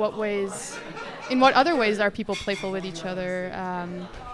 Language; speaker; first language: English; non-native, fluent; Spanish